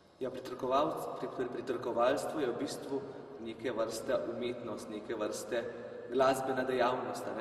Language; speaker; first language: Slovenian; native; Slovenian